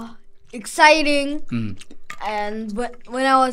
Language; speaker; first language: English; non-native, learner; Korean